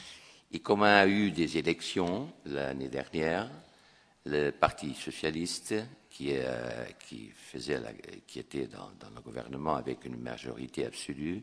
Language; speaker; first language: French; non-native, fluent; Portuguese